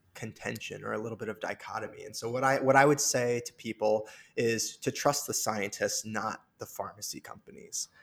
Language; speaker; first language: English; native; English